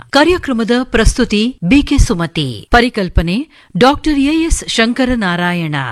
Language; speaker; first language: Kannada; native; Kannada